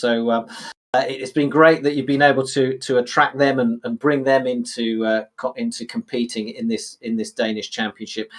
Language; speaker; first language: English; native; English